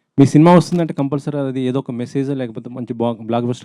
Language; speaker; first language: Telugu; native; Telugu